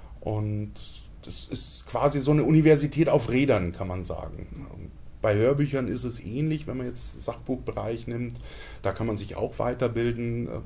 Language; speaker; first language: German; native; German